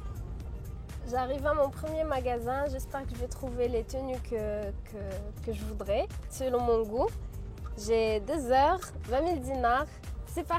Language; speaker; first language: French; non-native, local second language; Arabic